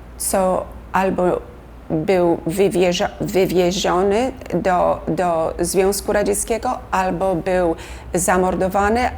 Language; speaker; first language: Polish; early bilingual, heritage; Polish